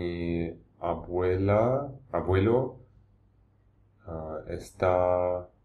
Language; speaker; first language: Spanish; non-native, learner; English